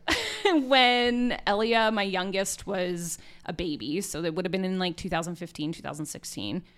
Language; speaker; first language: English; native; English